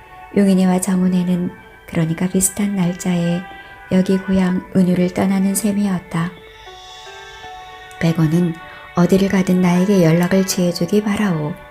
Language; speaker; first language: Korean; native; Korean